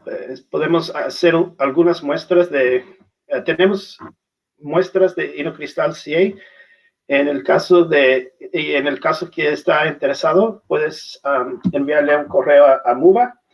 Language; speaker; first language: Spanish; non-native, learner; English